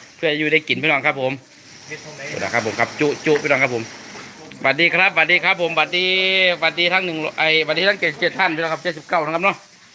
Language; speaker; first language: Thai; native; Thai